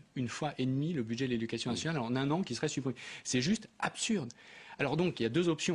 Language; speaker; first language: French; native; French